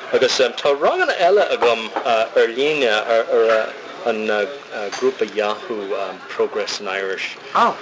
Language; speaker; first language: Irish; non-native, fluent; English